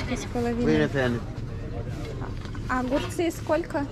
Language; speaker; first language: Russian; native; Russian